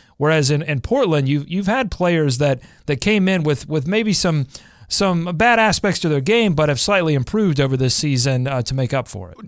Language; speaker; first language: English; native; English